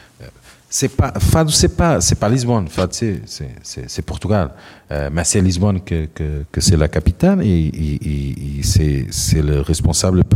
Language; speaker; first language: French; non-native, learner; Portuguese